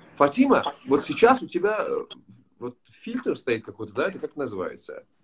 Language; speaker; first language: Russian; non-native, local second language; Tajik